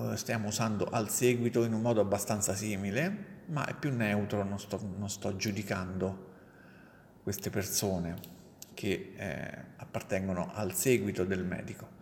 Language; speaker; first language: Italian; native; Italian